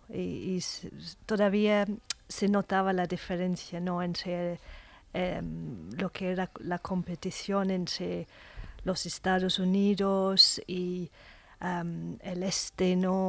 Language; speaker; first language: Spanish; non-native, fluent; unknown